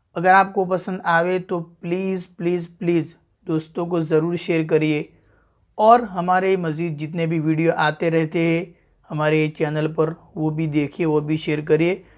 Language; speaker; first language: Hindi; native; Hindi